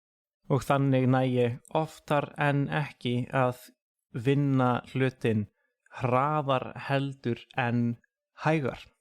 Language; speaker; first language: Icelandic; non-native, fluent; English